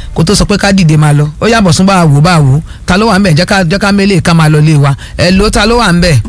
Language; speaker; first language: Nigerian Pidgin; non-native, local second language; Yoruba